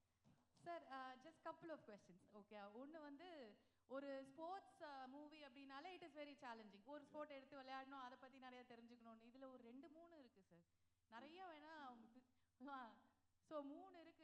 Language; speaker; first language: Tamil; native; Tamil